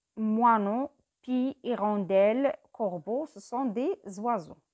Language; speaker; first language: French; non-native, local second language; Arabic